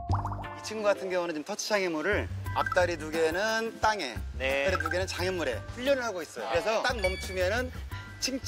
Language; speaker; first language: Korean; native; Korean